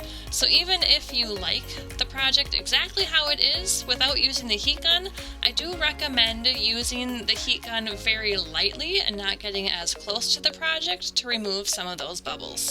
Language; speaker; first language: English; native; English